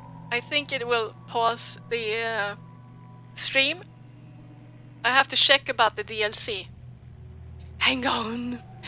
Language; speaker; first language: English; non-native, fluent; Swedish